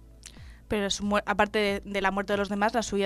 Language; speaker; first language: Spanish; native; Spanish